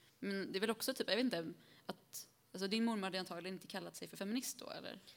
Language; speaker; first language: Swedish; early bilingual, other home language; Spanish